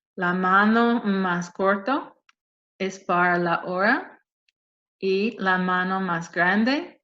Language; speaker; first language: Spanish; non-native, fluent; English